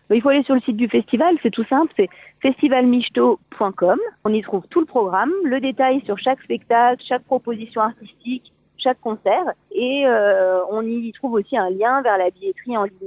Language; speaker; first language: French; native; French